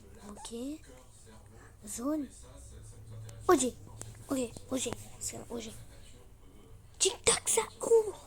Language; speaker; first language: French; native; French